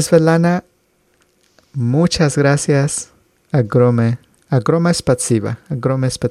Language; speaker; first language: Russian; non-native, learner; English